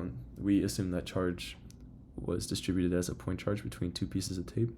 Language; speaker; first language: English; native; English